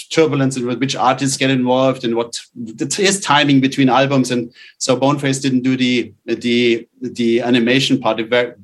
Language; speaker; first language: English; non-native, fluent; German